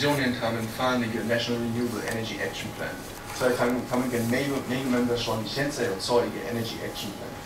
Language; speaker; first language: Chinese; non-native, fluent; German